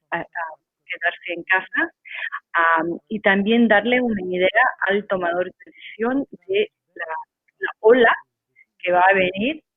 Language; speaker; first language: Spanish; non-native, fluent; English